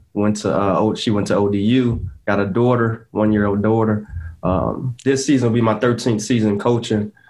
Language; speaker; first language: English; native; English